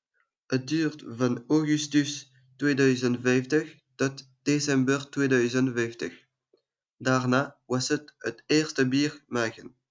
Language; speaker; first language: Dutch; non-native, learner; French